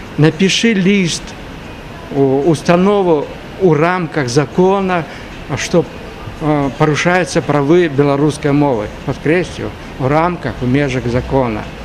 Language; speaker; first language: Belarusian; native; Belarusian